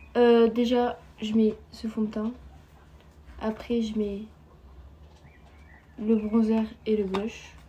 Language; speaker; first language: French; native; French